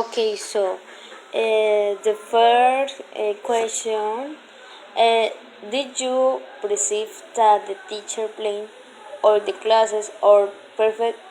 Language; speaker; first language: English; non-native, learner; Spanish